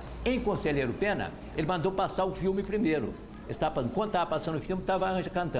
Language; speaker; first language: Portuguese; native; Portuguese